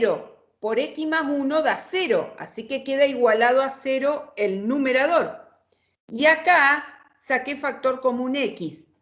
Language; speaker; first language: Spanish; native; Spanish